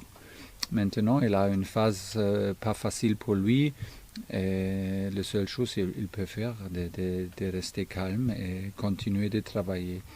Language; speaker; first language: French; non-native, fluent; German